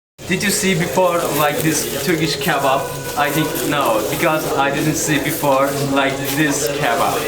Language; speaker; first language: English; non-native, learner; Turkish